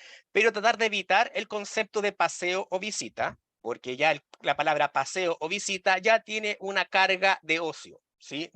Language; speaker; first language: Spanish; native; Spanish